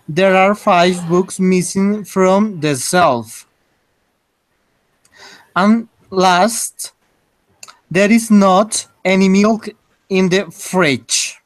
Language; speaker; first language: English; non-native, learner; Spanish